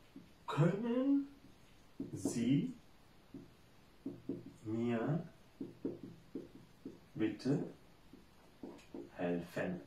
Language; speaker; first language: German; non-native, fluent; Bangla